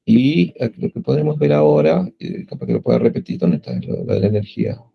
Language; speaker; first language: Spanish; native; Spanish